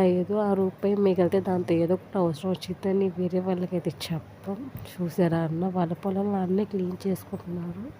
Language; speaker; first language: Telugu; non-native, local second language; Urdu